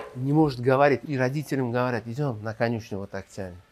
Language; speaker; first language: Russian; non-native, local second language; Uzbek